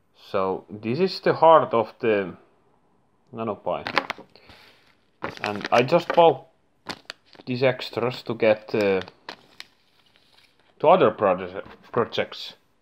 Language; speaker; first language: English; non-native, fluent; Finnish